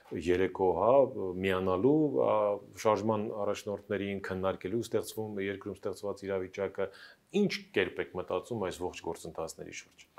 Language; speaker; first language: Armenian; native; Armenian